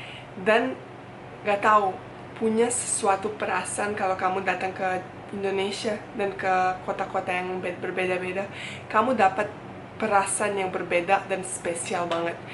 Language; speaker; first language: Indonesian; non-native, fluent; Bosnian